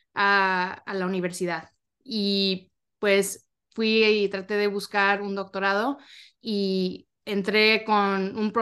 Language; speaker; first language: Spanish; early bilingual, heritage; Spanish